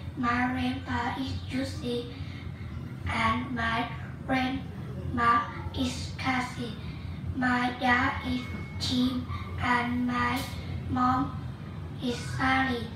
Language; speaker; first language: English; non-native, learner; Vietnamese